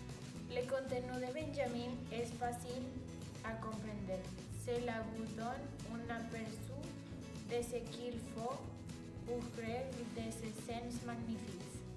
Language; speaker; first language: French; non-native, learner; Spanish